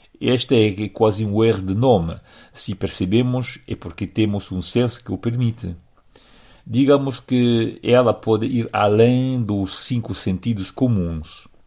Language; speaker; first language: Portuguese; non-native, fluent; French